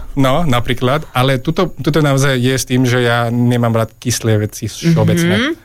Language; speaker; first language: Slovak; non-native, fluent; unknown